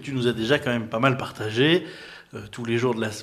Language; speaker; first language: French; native; French